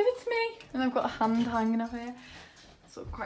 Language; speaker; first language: English; native; English